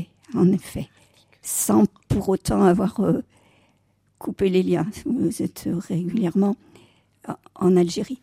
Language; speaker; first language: French; native; French